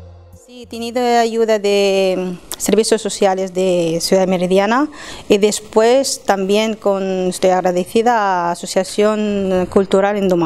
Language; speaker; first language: Spanish; non-native, fluent; Arabic